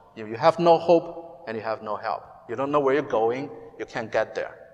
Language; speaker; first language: English; non-native, fluent; Chinese